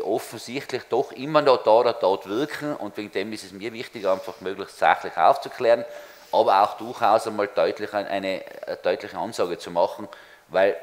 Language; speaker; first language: German; native; German